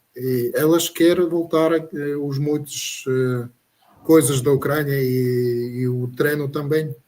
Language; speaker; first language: Portuguese; non-native, learner; Russian